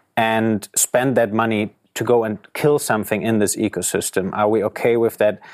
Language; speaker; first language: English; non-native, fluent; German